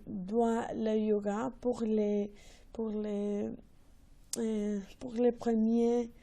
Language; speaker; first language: French; non-native, learner; Spanish